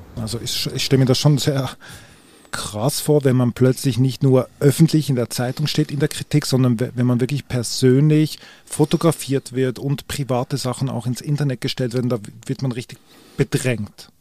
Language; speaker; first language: German; native; German